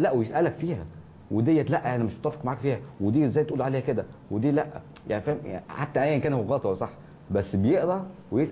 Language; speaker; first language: Arabic; native; Arabic